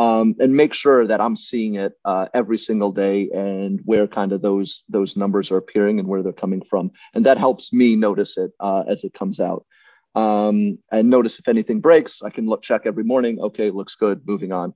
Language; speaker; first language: English; native; English